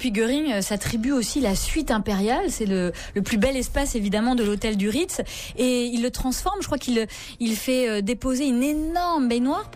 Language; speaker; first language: French; native; French